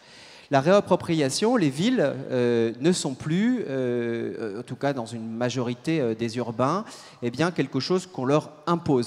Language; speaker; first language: French; native; French